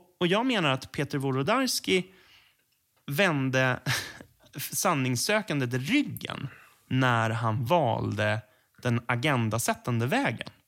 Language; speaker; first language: Swedish; native; Swedish